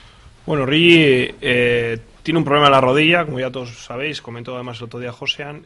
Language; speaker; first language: Spanish; native; Spanish